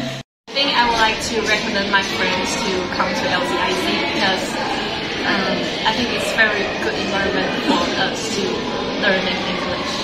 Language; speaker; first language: English; non-native, learner; Chinese